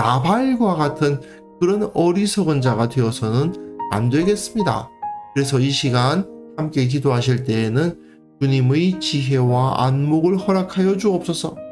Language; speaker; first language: Korean; native; Korean